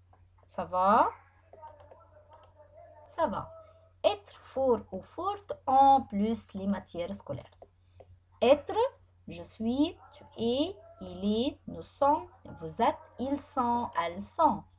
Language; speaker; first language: French; non-native, fluent; Arabic